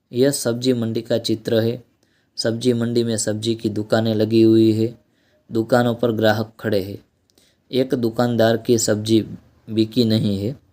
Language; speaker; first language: Hindi; non-native, local second language; Gujarati